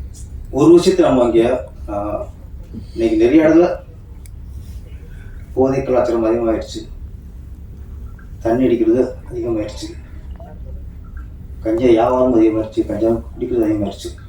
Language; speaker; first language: Tamil; native; Tamil